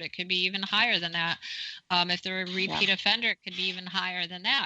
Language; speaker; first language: English; native; English